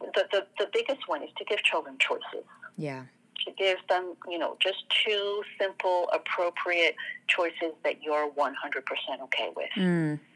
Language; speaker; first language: English; non-native, fluent; French